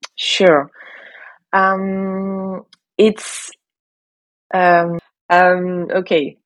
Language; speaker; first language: English; non-native, fluent; French